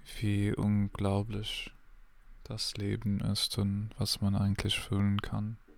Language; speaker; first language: German; non-native, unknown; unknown